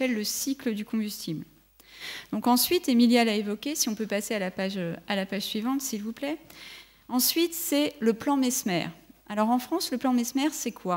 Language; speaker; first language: French; native; French